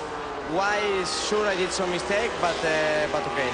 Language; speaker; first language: English; non-native, fluent; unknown